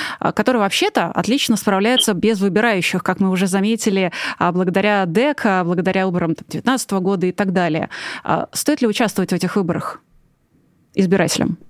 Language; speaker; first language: Russian; native; Russian